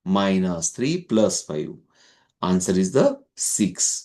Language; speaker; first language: English; non-native, local second language; Marathi